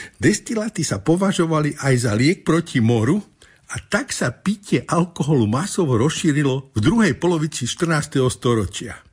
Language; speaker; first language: Slovak; native; Slovak